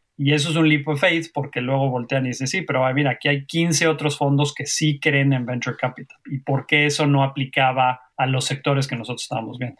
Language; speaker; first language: Spanish; native; Spanish